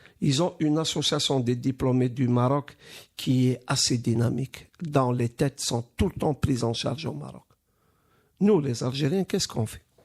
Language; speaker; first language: French; non-native, local second language; Arabic